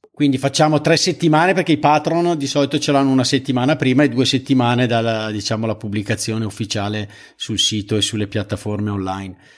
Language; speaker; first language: Italian; native; Italian